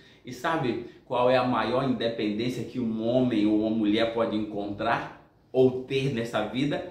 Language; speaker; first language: Portuguese; native; Portuguese